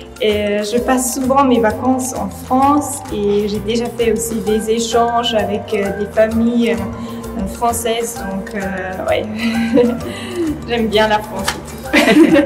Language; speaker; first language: French; non-native, fluent; German